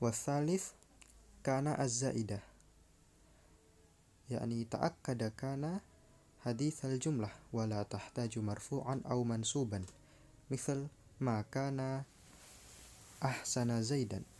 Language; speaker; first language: Arabic; non-native, learner; Indonesian